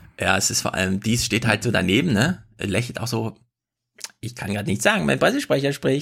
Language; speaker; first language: German; native; German